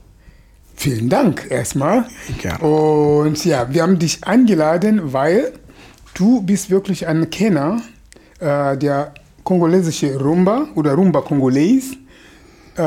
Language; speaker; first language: German; non-native, fluent; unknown